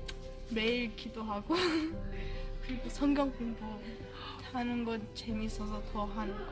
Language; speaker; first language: Korean; early bilingual, heritage; English